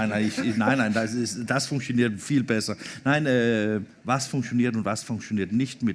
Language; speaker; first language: German; non-native, learner; Danish